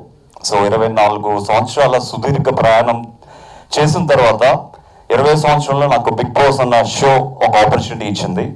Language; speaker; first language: Telugu; native; Telugu